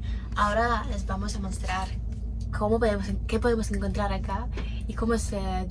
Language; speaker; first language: Spanish; non-native, learner; Ukrainian